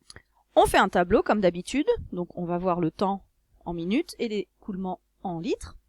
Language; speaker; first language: French; native; French